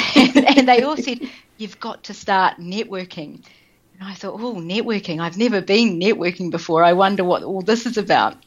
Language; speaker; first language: English; native; English